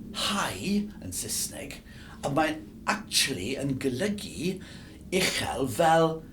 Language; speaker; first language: Welsh; non-native, local second language; English